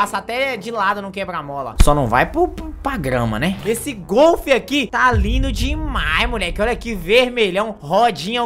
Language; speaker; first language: Portuguese; native; Portuguese